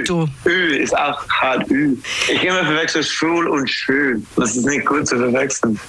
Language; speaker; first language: German; non-native, learner; English